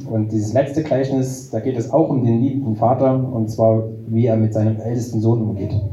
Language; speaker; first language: German; native; German